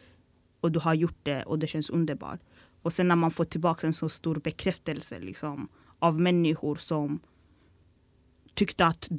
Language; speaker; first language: Swedish; early bilingual, other home language; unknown